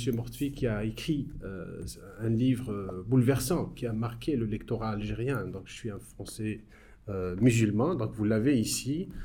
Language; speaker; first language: French; non-native, local second language; Arabic